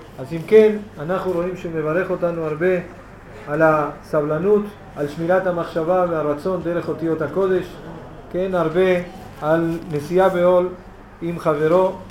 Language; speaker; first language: Hebrew; native; Hebrew